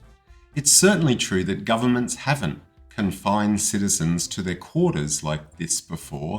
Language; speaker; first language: English; native; English